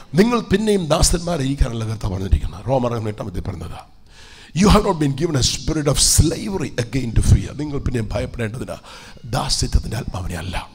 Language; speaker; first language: Malayalam; early bilingual, heritage; Malayalam